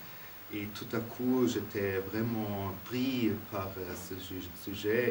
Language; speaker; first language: French; non-native, fluent; German